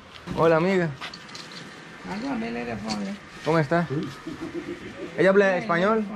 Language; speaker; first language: Spanish; non-native, learner; Greek